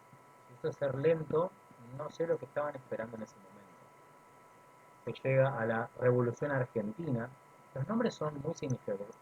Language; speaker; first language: Spanish; native; Spanish